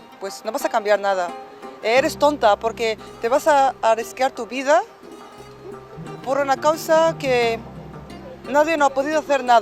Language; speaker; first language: Spanish; non-native, fluent; Arabic